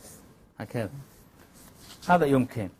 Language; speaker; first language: Arabic; non-native, learner; Chinese